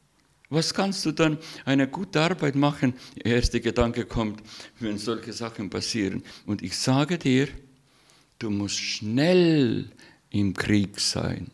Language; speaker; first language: German; non-native, learner; Russian